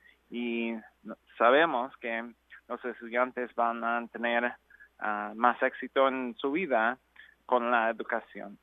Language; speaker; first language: Spanish; non-native, learner; English